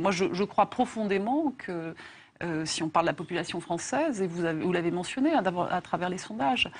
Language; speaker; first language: French; native; French